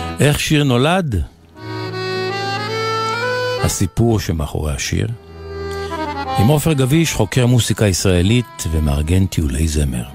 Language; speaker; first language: Hebrew; native; Hebrew